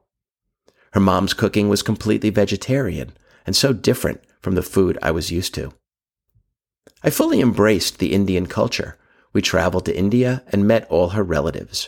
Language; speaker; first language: English; native; English